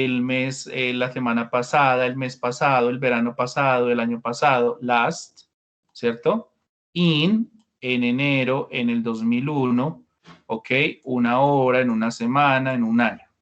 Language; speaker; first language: Spanish; non-native, fluent; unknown